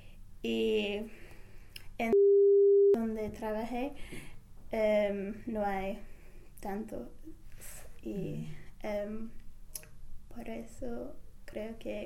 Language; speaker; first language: Spanish; non-native, fluent; English